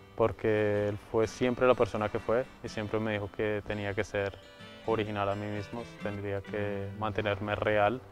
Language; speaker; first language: Spanish; early bilingual, heritage; Spanish